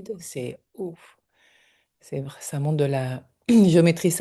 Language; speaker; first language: French; native; French